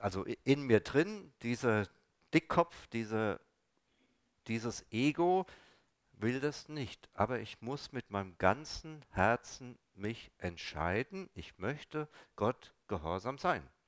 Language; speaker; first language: German; native; German